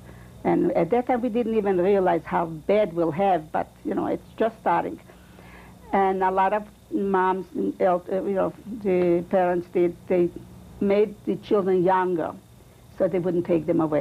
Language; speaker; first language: English; non-native, fluent; Russian